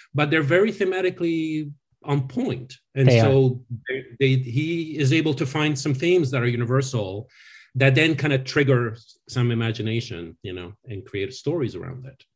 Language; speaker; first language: English; non-native, fluent; French